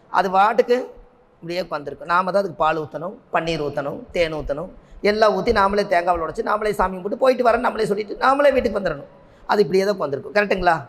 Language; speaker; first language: Tamil; native; Tamil